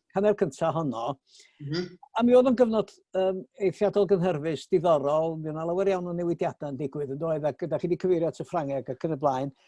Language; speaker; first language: Welsh; native; Welsh